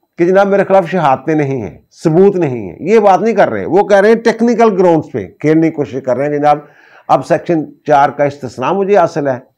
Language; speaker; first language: Urdu; non-native, local second language; Punjabi